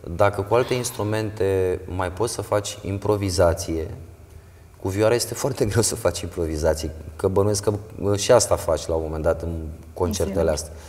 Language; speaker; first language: Romanian; native; Romanian